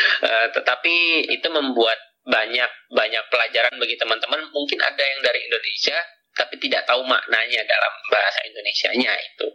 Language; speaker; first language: Indonesian; native; Indonesian